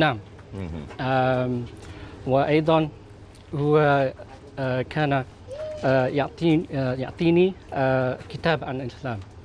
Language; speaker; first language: Arabic; non-native, learner; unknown